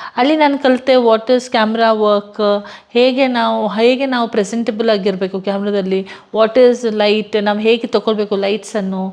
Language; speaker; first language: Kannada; non-native, local second language; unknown